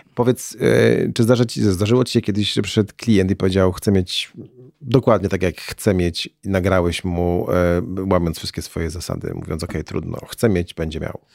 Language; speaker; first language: Polish; native; Polish